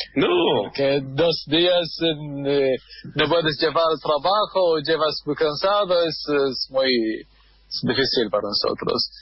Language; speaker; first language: Spanish; non-native, fluent; Arabic